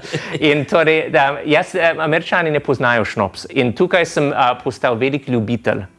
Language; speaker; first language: Slovenian; non-native, fluent; English